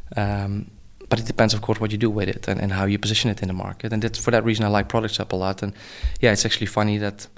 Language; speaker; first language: English; non-native, fluent; Dutch